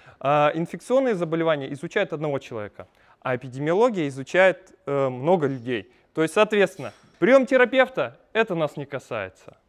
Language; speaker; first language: Russian; native; Russian